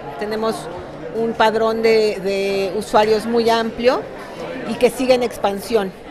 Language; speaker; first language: Spanish; native; Spanish